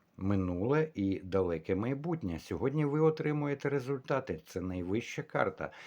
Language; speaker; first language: Ukrainian; non-native, local second language; Russian